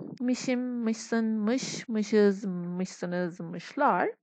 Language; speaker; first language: Turkish; non-native, fluent; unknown